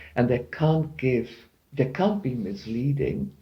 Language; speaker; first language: English; non-native, fluent; Dutch